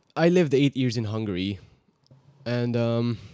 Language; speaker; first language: English; early bilingual, other home language; Hungarian